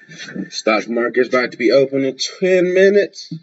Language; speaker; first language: English; native; English